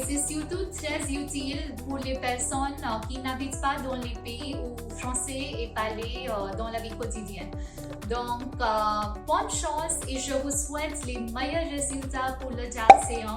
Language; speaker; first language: French; non-native, fluent; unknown